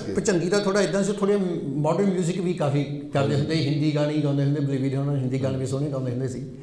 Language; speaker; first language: Punjabi; early bilingual, heritage; Punjabi